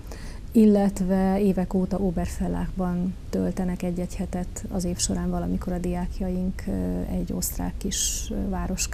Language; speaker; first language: Hungarian; native; Hungarian